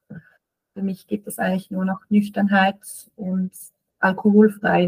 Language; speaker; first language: German; native; German